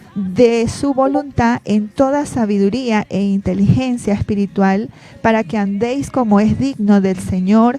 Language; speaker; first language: Spanish; native; Spanish